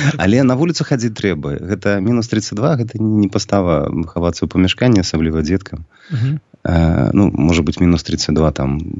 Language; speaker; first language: Belarusian; native; Belarusian